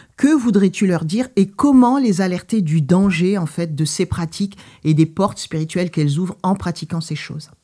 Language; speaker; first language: French; native; French